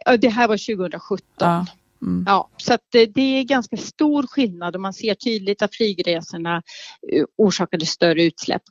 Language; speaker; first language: Swedish; native; Swedish